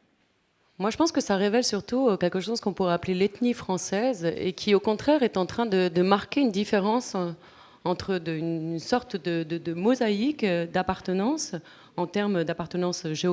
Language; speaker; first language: French; native; French